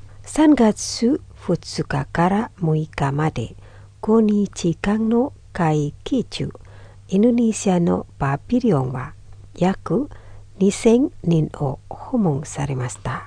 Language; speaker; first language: Japanese; non-native, fluent; Indonesian